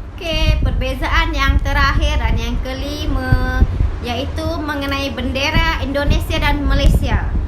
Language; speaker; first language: Malay; native; Malay